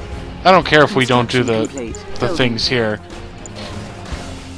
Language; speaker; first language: English; native; English